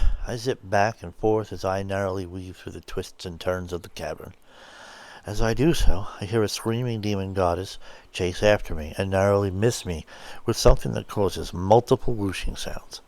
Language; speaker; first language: English; native; English